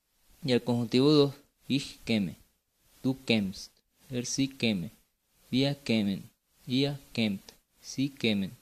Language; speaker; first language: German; non-native, fluent; Spanish